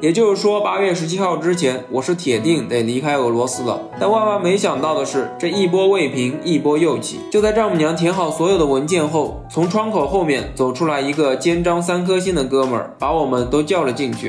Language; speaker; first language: Chinese; native; Chinese